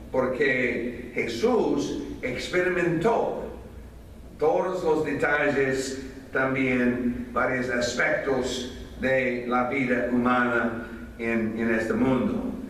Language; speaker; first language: Spanish; non-native, fluent; English